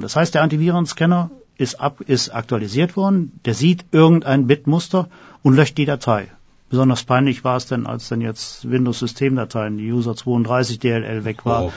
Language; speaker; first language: German; native; German